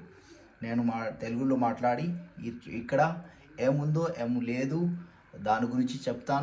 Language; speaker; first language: Telugu; non-native, learner; Marwari